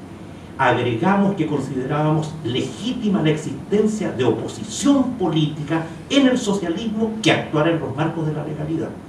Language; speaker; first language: Spanish; native; Spanish